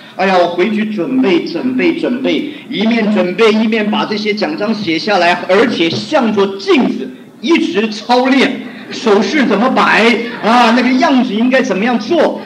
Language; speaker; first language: Chinese; non-native, local second language; Hakka Chinese